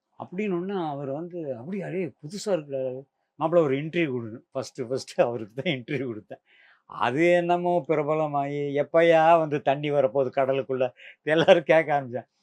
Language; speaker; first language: Tamil; native; Tamil